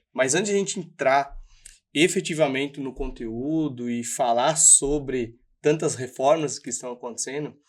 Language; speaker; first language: Portuguese; native; Portuguese